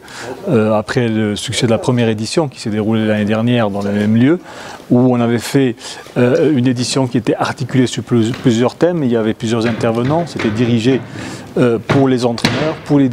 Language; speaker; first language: French; non-native, local second language; Arabic